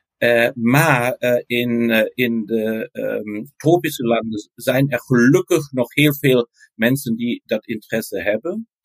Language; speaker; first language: Dutch; non-native, fluent; German